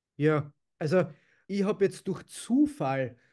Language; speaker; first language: German; native; German